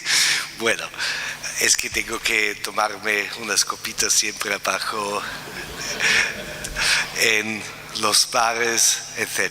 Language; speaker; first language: Spanish; non-native, fluent; German